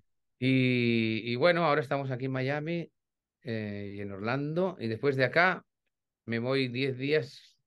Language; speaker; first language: Spanish; native; Spanish